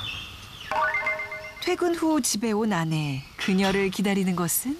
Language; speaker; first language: Korean; native; Korean